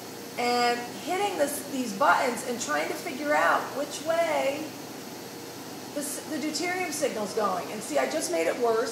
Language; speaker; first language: English; native; English